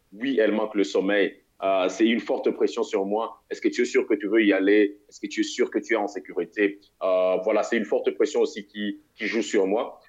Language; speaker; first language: French; non-native, local second language; Lingala